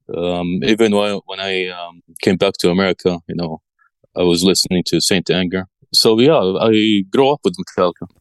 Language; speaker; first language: English; early bilingual, other home language; Arabic